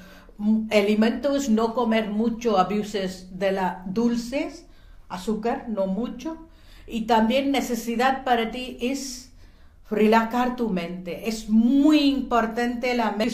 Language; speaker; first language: Spanish; non-native, learner; Hindi